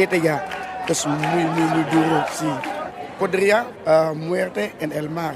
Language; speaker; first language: Spanish; non-native, learner; Wolof